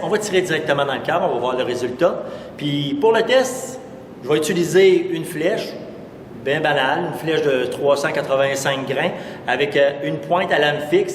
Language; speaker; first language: French; native; French